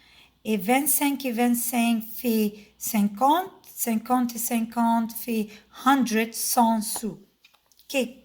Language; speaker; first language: French; non-native, fluent; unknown